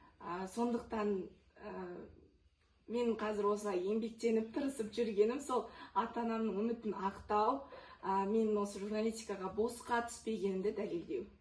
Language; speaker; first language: Kazakh; non-native, local second language; Russian